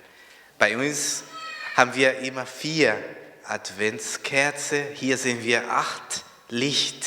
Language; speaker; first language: German; non-native, fluent; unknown